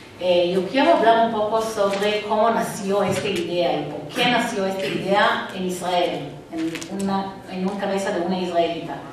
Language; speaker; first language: Spanish; non-native, fluent; Hebrew